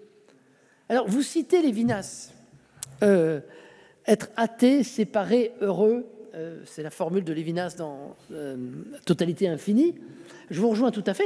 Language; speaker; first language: French; native; French